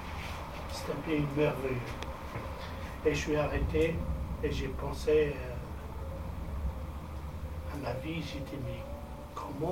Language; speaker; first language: French; non-native, fluent; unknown